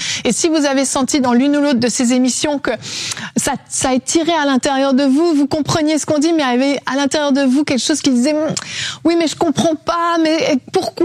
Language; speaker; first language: French; native; French